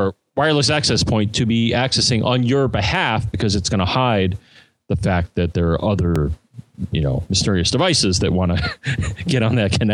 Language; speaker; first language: English; native; English